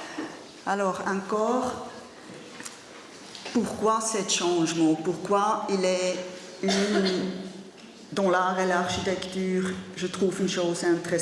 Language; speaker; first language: French; non-native, learner; German